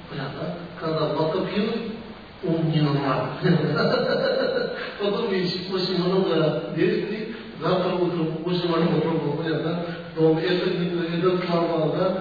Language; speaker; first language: Russian; non-native, learner; Tibetan